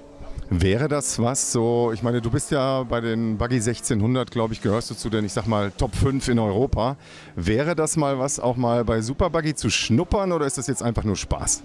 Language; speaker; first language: German; native; German